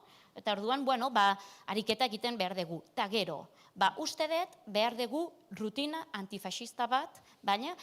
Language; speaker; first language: Basque; non-native, local second language; Catalan